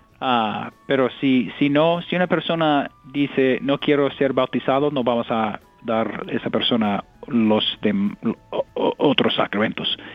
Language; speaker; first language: Spanish; non-native, fluent; English